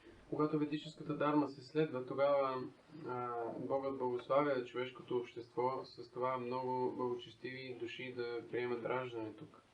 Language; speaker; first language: Bulgarian; native; Bulgarian